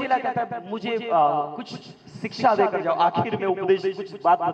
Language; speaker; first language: Hindi; native; Hindi